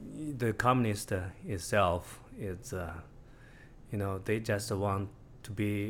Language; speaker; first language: English; non-native, fluent; Chinese